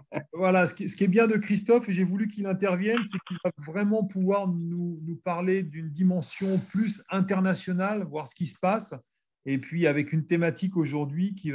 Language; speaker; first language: French; native; French